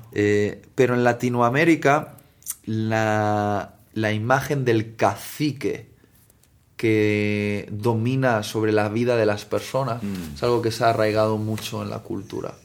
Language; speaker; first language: Spanish; native; Spanish